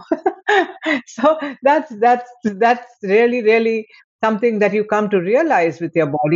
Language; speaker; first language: English; non-native, local second language; Hindi